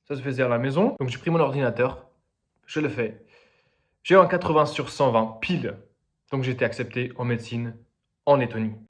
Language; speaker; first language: French; non-native, fluent; Spanish